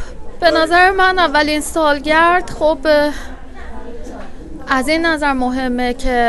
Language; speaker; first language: Persian; native; Persian